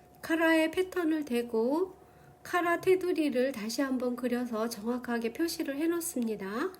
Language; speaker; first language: Korean; native; Korean